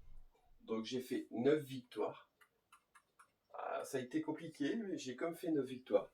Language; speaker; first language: French; native; French